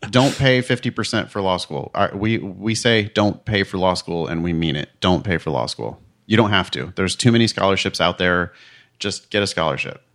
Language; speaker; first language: English; native; English